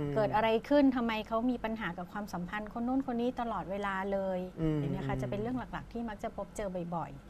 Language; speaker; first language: Thai; native; Thai